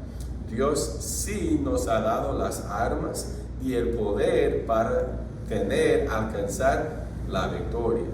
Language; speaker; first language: Spanish; non-native, fluent; English